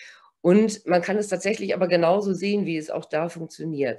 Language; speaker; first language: German; native; German